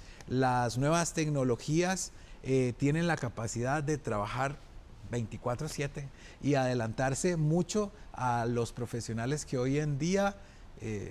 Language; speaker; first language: Spanish; native; Spanish